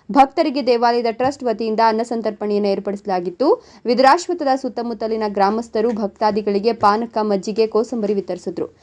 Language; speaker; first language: Kannada; native; Kannada